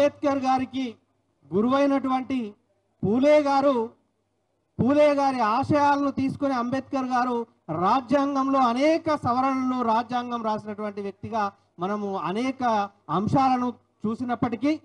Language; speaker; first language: Telugu; native; Telugu